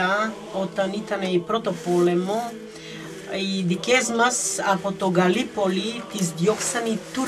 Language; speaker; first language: Greek; early bilingual, heritage; Greek